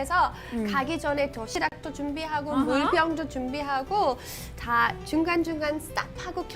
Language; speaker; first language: Korean; non-native, learner; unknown